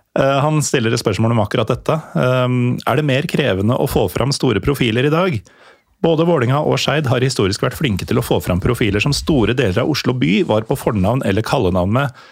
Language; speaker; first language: Norwegian; native; Norwegian